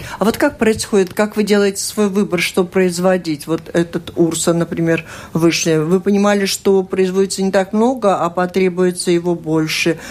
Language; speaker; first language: Russian; native; Russian